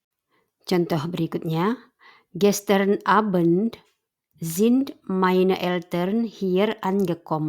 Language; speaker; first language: German; non-native, fluent; Indonesian